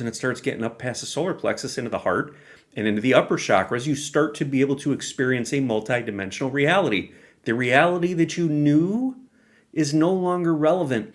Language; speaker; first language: English; native; English